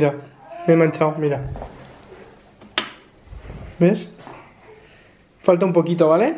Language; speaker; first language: Spanish; native; Spanish